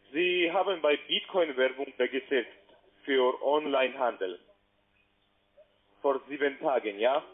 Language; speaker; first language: German; non-native, learner; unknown